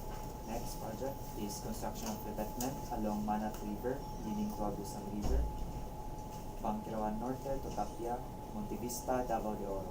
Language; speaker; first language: English; non-native, local second language; Cebuano